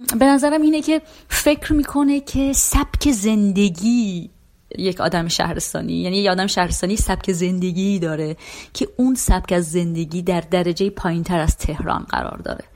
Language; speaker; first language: Persian; native; Persian